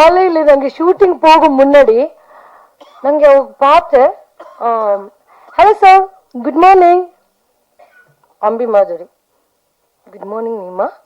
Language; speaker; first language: Tamil; non-native, learner; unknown